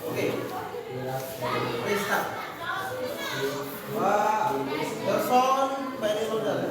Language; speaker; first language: English; non-native, learner; Indonesian